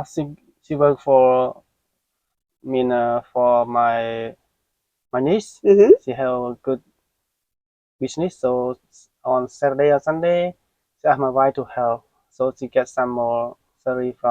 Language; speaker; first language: English; non-native, learner; Khmer